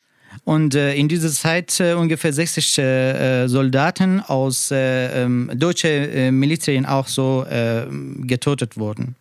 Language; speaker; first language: German; non-native, learner; Persian